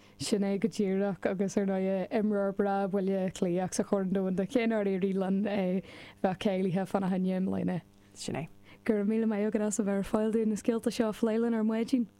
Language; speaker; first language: Irish; native; Irish